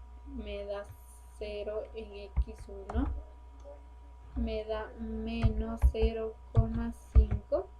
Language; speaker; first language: Spanish; native; Spanish